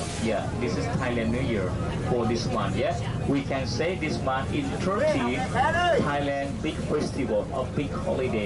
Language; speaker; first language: English; non-native, learner; Thai